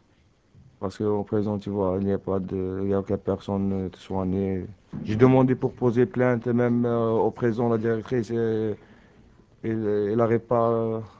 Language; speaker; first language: French; non-native, learner; Arabic